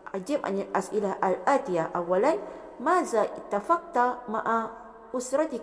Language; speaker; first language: Arabic; non-native, fluent; Malay